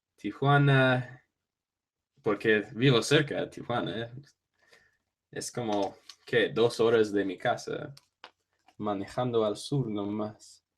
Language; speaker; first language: Spanish; non-native, learner; English